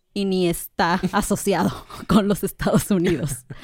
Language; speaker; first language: Spanish; native; Spanish